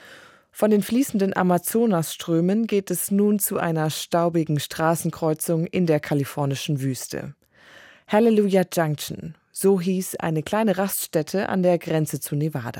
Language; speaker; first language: German; native; German